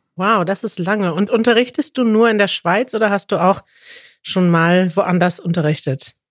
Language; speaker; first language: German; native; German